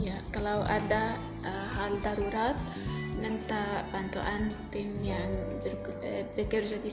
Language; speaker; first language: Indonesian; non-native, learner; Arabic